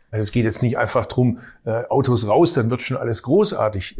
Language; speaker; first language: German; native; German